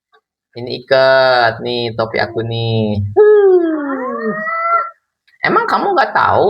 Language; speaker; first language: Indonesian; non-native, local second language; Sundanese